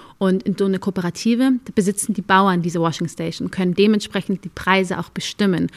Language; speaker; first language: German; early bilingual, other home language; Amharic